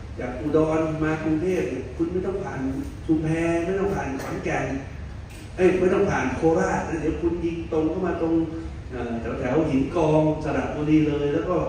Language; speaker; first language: Thai; native; Thai